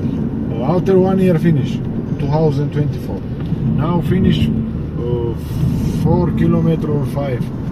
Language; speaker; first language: English; non-native, learner; Georgian